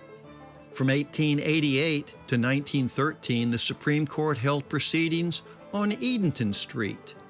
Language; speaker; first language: English; native; English